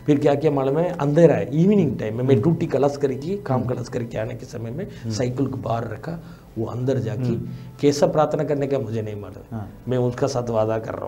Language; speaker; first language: Hindi; non-native, local second language; Tamil